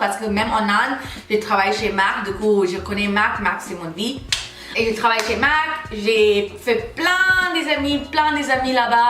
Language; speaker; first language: French; non-native, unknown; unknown